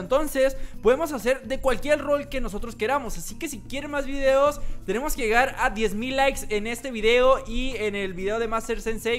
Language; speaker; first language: Spanish; native; Spanish